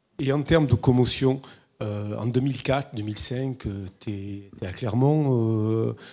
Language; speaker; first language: French; native; French